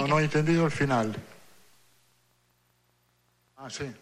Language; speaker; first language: Portuguese; non-native, learner; Italian